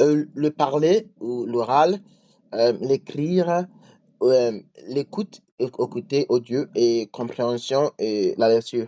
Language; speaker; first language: French; non-native, learner; English